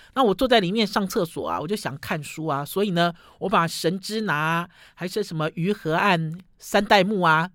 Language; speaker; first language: Chinese; native; Chinese